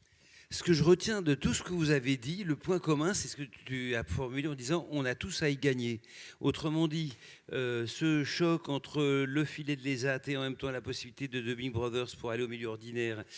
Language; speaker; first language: French; native; French